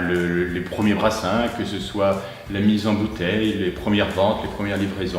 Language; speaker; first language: French; native; French